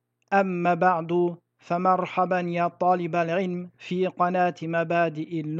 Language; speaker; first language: Arabic; non-native, fluent; French